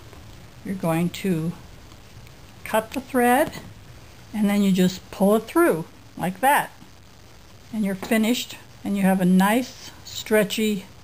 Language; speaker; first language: English; native; English